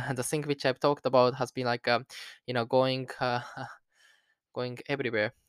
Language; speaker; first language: English; non-native, learner; Japanese